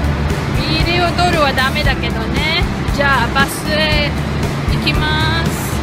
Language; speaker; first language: Japanese; non-native, learner; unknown